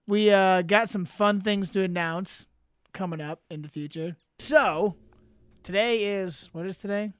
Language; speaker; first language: English; native; English